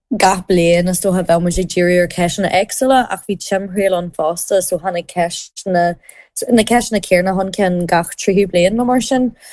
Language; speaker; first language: Irish; native; Irish